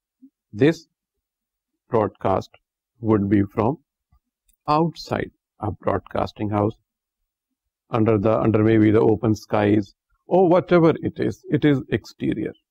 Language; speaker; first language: English; non-native, local second language; Urdu